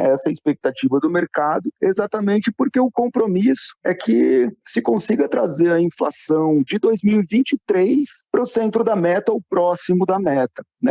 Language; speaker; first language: Portuguese; native; Portuguese